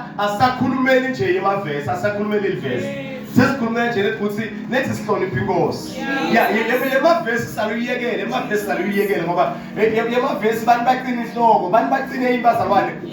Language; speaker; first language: Zulu; non-native, local second language; Swati